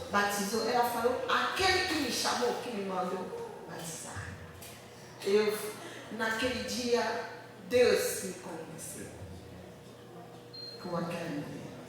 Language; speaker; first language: Portuguese; non-native, learner; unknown